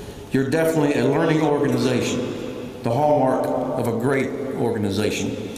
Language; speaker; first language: English; native; English